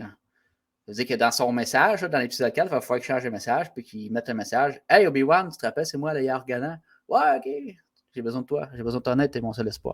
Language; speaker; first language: French; native; French